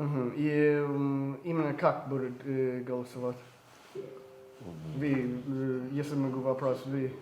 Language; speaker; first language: Russian; non-native, learner; English